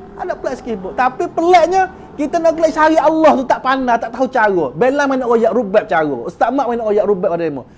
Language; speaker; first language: Malay; native; Malay